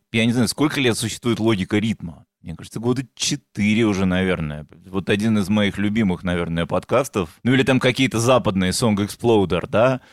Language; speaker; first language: Russian; native; Russian